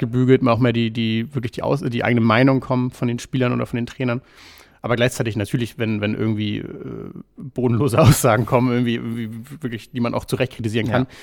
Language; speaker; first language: German; native; German